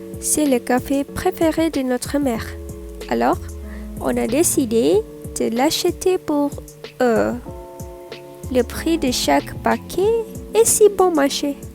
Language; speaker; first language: French; non-native, learner; Malay